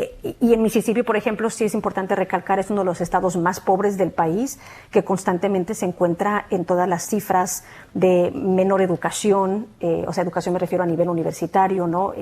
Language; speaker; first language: Spanish; native; Spanish